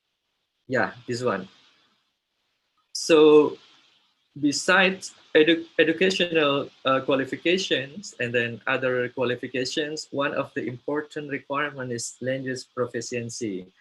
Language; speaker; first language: English; non-native, fluent; Indonesian